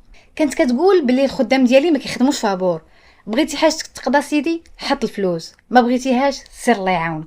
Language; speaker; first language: Arabic; native; Arabic